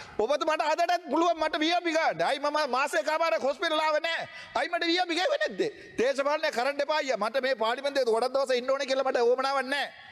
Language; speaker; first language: Sinhala; non-native, local second language; Tamil